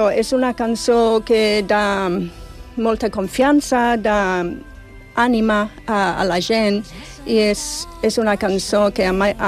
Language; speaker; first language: Catalan; non-native, fluent; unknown